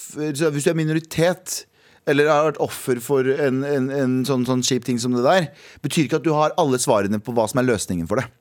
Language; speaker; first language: Norwegian; early bilingual, other home language; Kurdish